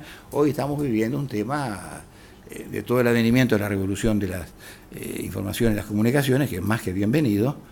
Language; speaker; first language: Spanish; native; Spanish